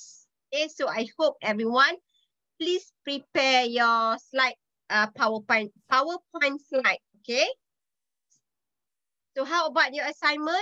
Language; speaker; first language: English; non-native, local second language; Malay